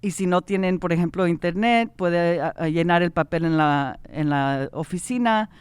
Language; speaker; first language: Spanish; early bilingual, heritage; Spanish